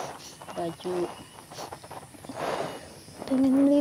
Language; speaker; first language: Indonesian; non-native, local second language; Sundanese